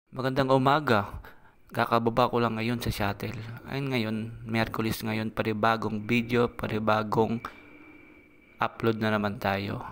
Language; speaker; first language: Filipino; non-native, local second language; Cebuano